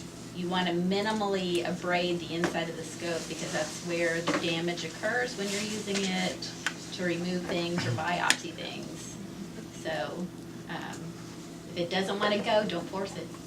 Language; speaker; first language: English; native; English